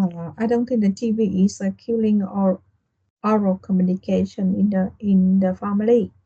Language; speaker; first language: English; non-native, learner; Vietnamese